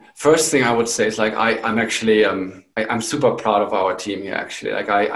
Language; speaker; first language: English; non-native, fluent; German